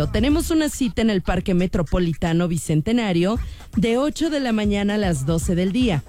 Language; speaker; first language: Spanish; native; Spanish